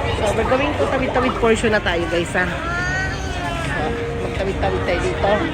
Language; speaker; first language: Filipino; native; Filipino